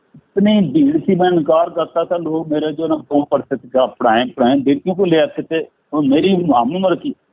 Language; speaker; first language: Urdu; non-native, local second language; Punjabi